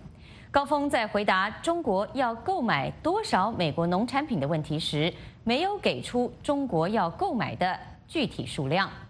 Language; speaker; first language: Chinese; native; Chinese